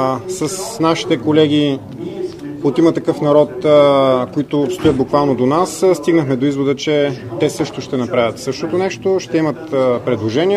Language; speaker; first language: Bulgarian; native; Bulgarian